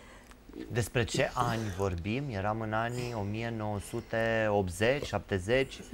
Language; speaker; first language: Romanian; native; Romanian